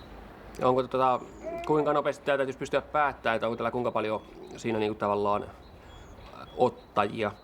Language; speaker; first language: Finnish; native; Finnish